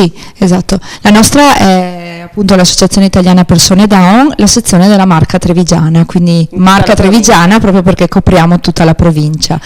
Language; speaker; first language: Italian; native; Italian